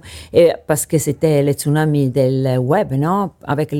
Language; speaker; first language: French; non-native, learner; Italian